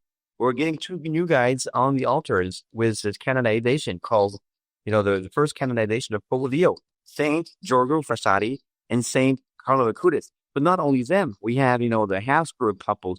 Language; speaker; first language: English; non-native, fluent; French